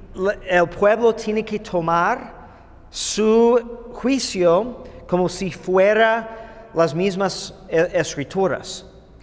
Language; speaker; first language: Spanish; non-native, fluent; English